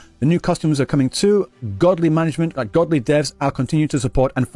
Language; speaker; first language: English; native; English